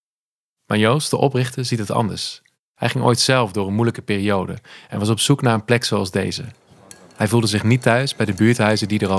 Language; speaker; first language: Dutch; native; Dutch